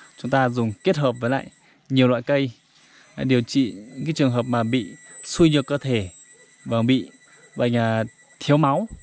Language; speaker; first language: Vietnamese; non-native, local second language; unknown